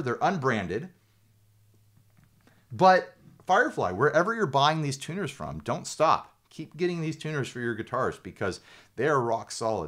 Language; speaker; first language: English; native; English